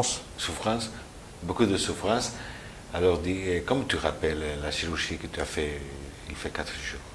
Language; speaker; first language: French; non-native, learner; Spanish